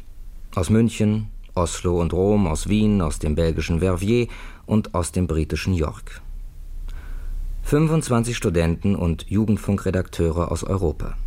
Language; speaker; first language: German; native; German